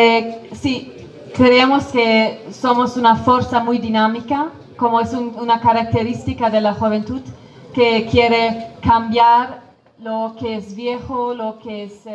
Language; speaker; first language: Spanish; non-native, fluent; Kurdish